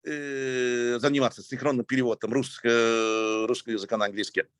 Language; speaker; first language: Russian; non-native, fluent; English